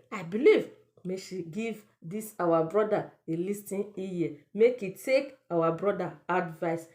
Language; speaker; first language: Nigerian Pidgin; native; Nigerian Pidgin